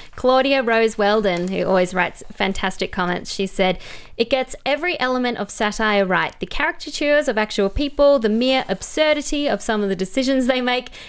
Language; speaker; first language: English; native; English